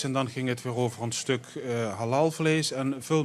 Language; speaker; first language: Dutch; native; Dutch